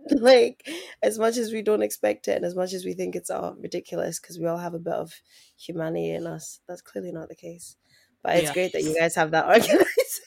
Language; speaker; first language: English; native; English